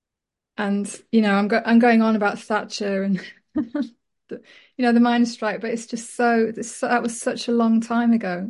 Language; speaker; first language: English; native; English